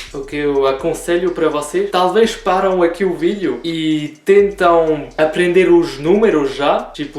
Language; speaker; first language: Portuguese; early bilingual, heritage; Portuguese